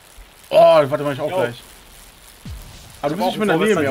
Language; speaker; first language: German; native; German